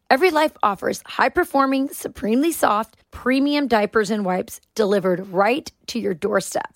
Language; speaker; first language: English; native; English